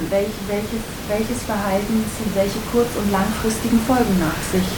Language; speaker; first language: German; native; German